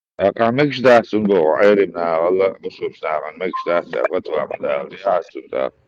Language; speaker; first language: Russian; non-native, local second language; Chechen